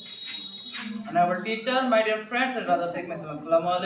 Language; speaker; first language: English; non-native, learner; Bangla